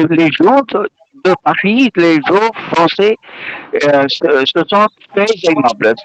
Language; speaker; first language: French; non-native, learner; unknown